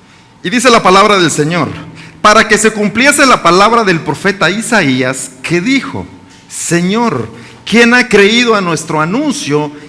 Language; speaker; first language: Spanish; native; Spanish